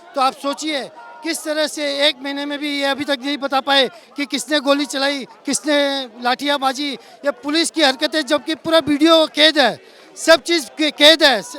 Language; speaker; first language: Hindi; non-native, local second language; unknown